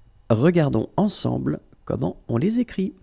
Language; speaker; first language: French; native; French